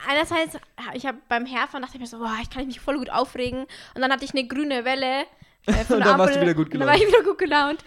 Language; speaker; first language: German; native; German